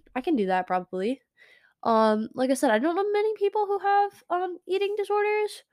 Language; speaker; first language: English; native; English